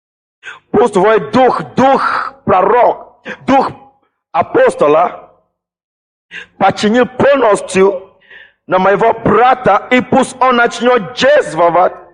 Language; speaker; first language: Russian; non-native, fluent; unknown